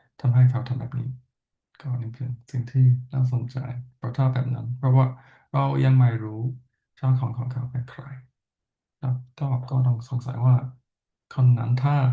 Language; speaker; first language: Thai; non-native, fluent; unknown